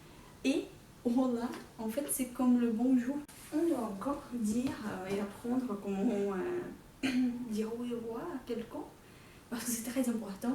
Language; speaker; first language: French; non-native, fluent; Portuguese